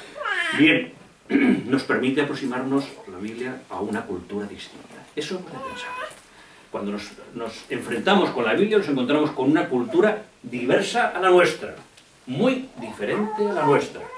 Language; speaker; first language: Spanish; native; Spanish